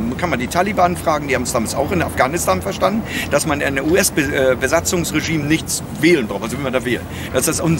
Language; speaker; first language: German; native; German